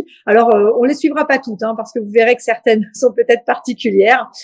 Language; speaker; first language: French; native; French